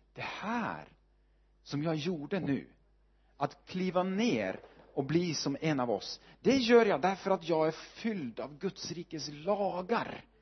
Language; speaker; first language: Swedish; non-native, fluent; Norwegian